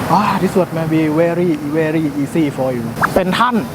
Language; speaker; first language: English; non-native, learner; Thai